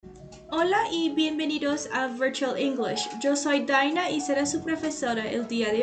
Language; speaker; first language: Spanish; non-native, fluent; English